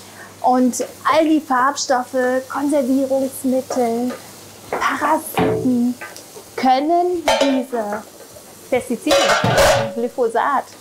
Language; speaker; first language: German; native; German